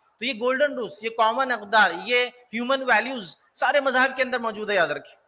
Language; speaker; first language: Urdu; native; Urdu